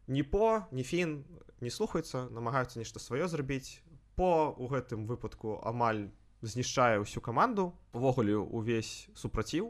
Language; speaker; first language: Belarusian; non-native, local second language; Russian